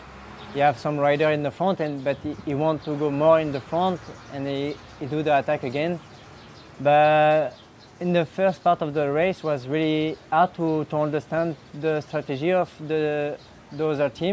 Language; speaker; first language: English; non-native, learner; French